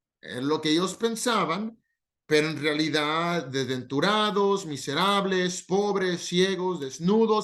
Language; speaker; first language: Spanish; native; Spanish